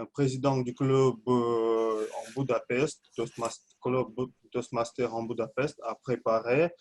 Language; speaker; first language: French; non-native, fluent; Russian